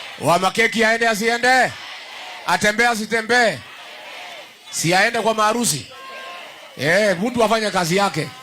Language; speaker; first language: Swahili; non-native, local second language; Kikuyu